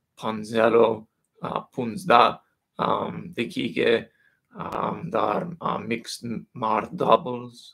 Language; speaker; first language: Persian; non-native, learner; English